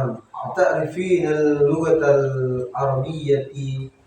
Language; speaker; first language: Arabic; non-native, learner; Indonesian